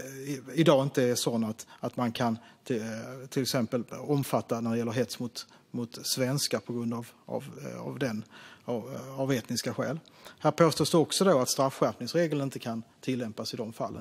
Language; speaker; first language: Swedish; native; Swedish